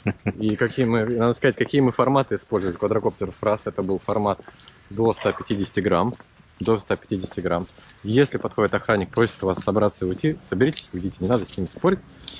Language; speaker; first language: Russian; native; Russian